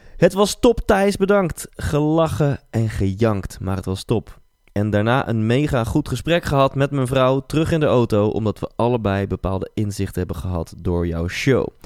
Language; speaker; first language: Dutch; native; Dutch